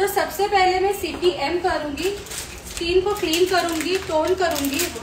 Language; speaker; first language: Hindi; non-native, local second language; Gujarati